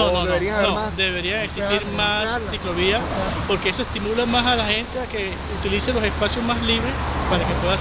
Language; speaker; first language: Spanish; native; Spanish